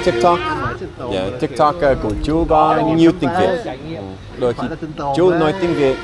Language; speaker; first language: Vietnamese; non-native, learner; English